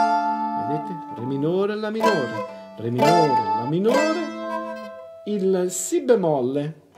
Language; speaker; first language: Italian; native; Italian